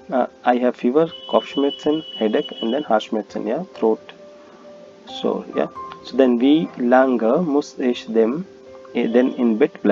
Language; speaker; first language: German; non-native, fluent; Hindi